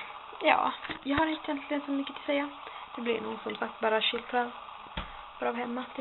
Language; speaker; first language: Swedish; non-native, local second language; Finnish